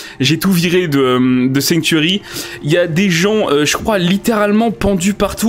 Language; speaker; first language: French; native; French